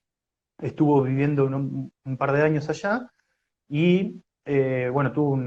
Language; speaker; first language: Spanish; native; Spanish